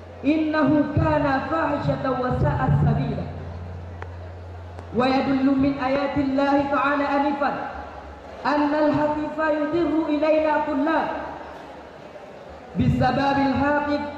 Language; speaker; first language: Arabic; non-native, learner; Achinese